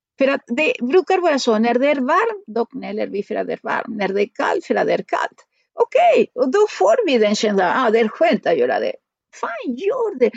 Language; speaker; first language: Swedish; non-native, fluent; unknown